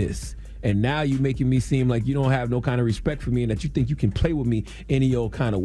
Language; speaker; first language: English; native; English